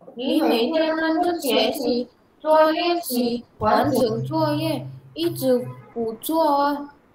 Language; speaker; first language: Chinese; non-native, learner; Indonesian